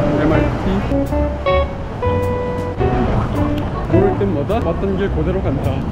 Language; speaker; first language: Korean; native; Korean